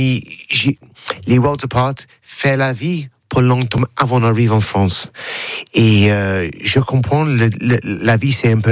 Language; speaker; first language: French; non-native, learner; English